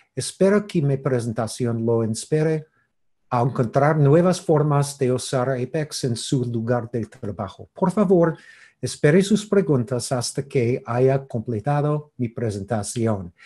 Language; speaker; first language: Spanish; non-native, learner; English